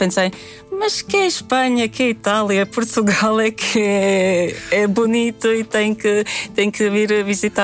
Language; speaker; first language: Portuguese; non-native, fluent; Latvian